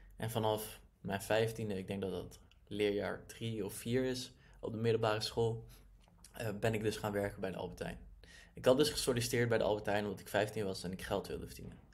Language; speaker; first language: Dutch; native; Dutch